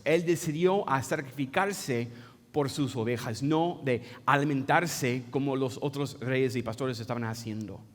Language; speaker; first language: Spanish; non-native, fluent; English